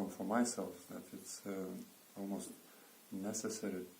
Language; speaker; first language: English; non-native, learner; Lithuanian